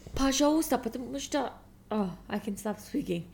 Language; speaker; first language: Russian; non-native, learner; English